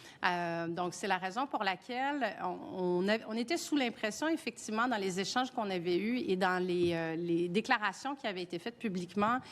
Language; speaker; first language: French; native; French